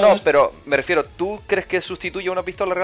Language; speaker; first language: Spanish; native; Spanish